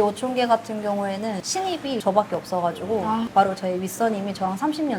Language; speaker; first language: Korean; native; Korean